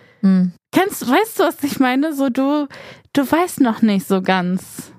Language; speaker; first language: German; early bilingual, other home language; Polish